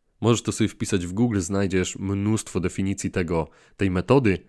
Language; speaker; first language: Polish; native; Polish